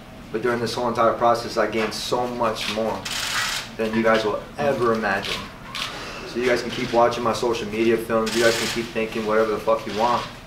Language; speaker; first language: English; native; English